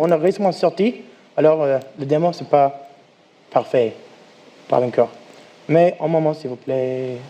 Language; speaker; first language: French; non-native, learner; English